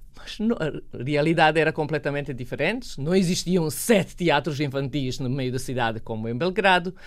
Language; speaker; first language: Portuguese; non-native, fluent; Serbian